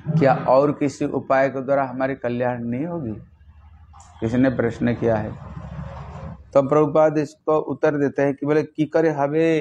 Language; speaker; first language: Hindi; non-native, local second language; Bangla